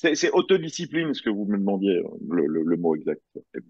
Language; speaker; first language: French; native; French